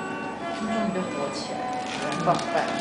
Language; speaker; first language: Chinese; native; Chinese